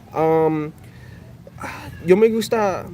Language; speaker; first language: Spanish; early bilingual, heritage; English